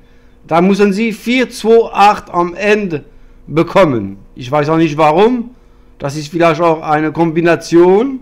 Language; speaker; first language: German; non-native, fluent; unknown